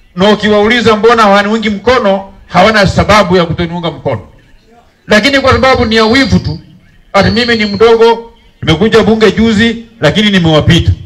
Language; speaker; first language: Swahili; non-native, local second language; Luyia